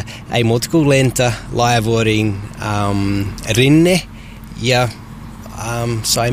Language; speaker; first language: Finnish; non-native, fluent; English